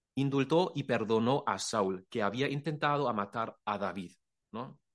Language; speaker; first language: Spanish; non-native, fluent; German